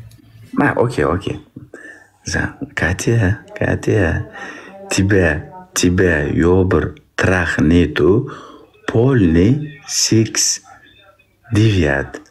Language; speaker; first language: Russian; non-native, learner; Uzbek